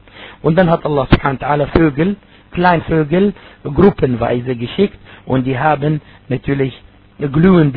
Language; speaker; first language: German; non-native, fluent; Arabic